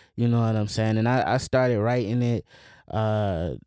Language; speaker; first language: English; native; English